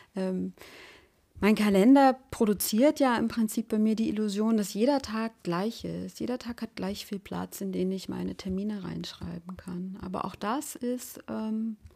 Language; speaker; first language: German; native; German